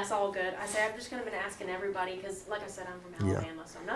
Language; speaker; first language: English; native; English